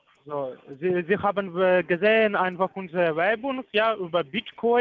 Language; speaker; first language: German; non-native, learner; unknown